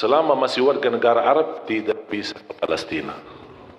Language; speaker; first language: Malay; non-native, fluent; Arabic